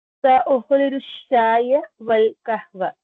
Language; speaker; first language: Arabic; non-native, learner; Tamil